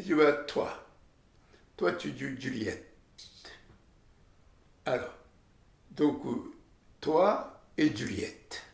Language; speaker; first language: French; non-native, learner; Japanese